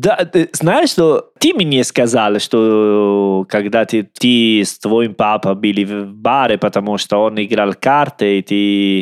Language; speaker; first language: Russian; non-native, learner; Italian